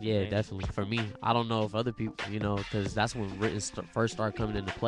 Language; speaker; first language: English; native; English